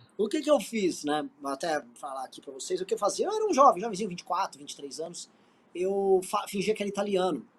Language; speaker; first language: Portuguese; native; Portuguese